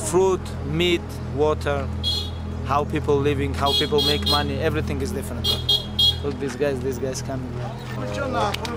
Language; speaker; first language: English; non-native, learner; Avaric